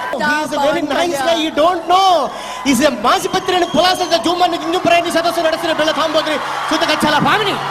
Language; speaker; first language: Telugu; native; Telugu